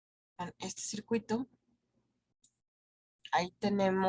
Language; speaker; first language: Spanish; native; Spanish